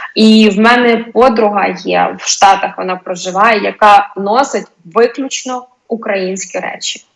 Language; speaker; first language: Ukrainian; non-native, local second language; Russian